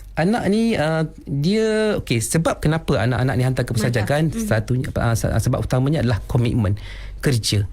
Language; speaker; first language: Malay; native; Malay